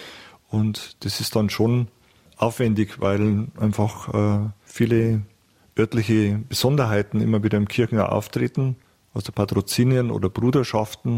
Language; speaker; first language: German; native; German